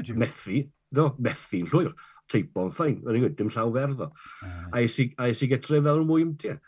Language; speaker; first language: Welsh; native; Welsh